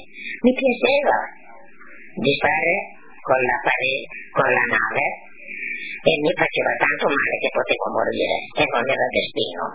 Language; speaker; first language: Italian; non-native, local second language; Friulian